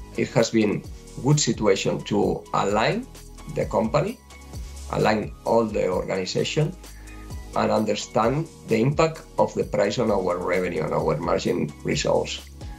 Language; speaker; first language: English; non-native, fluent; Spanish